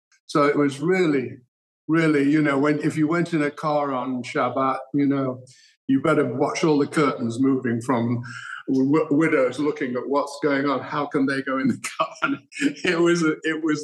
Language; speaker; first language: English; native; English